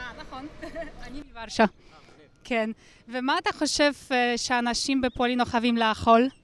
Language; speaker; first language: Hebrew; non-native, fluent; Polish